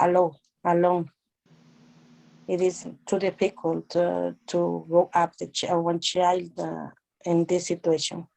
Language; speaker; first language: English; non-native, learner; Spanish